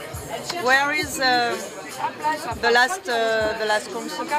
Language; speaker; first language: English; non-native, learner; French